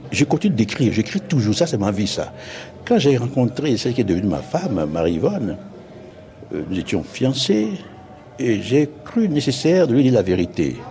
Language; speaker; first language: French; non-native, local second language; Fon